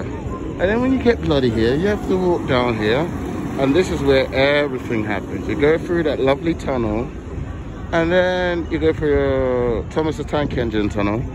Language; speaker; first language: English; native; English